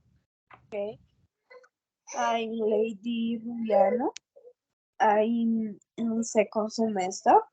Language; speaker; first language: English; non-native, learner; Spanish